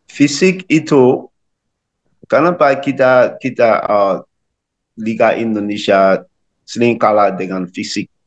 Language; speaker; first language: Indonesian; non-native, learner; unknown